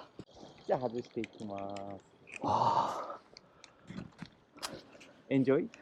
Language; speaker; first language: Japanese; native; Japanese